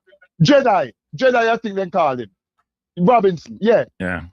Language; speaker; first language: English; native; English